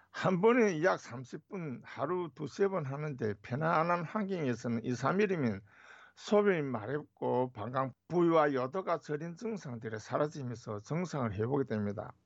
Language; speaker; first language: Korean; native; Korean